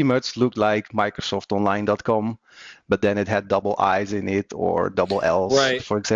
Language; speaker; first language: English; non-native, fluent; Dutch